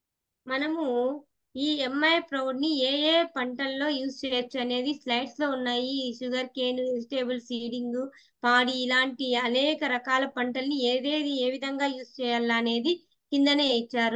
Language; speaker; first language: Telugu; native; Telugu